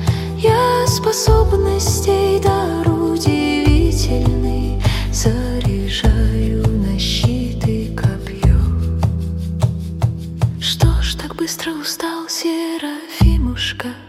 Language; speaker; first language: Russian; native; Russian